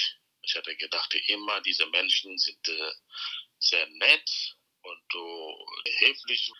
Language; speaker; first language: German; non-native, fluent; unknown